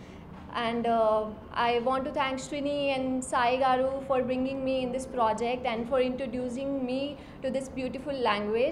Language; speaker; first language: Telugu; non-native, learner; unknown